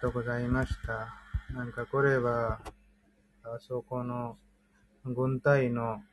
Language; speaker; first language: Japanese; non-native, learner; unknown